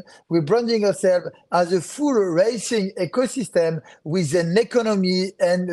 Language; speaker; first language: English; non-native, fluent; French